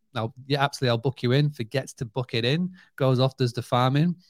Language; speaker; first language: English; native; English